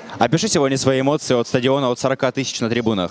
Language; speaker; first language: Russian; native; Russian